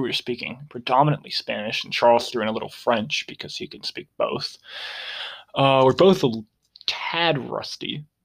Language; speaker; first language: English; native; English